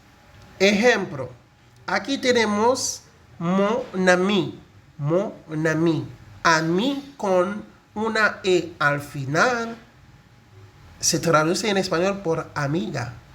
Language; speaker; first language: Spanish; non-native, fluent; Haitian Creole